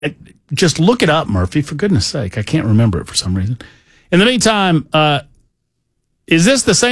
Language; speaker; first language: English; native; English